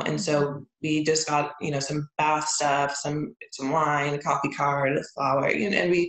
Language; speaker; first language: English; native; English